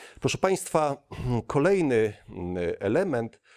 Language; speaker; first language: Polish; native; Polish